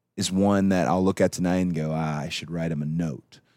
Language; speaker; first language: English; native; English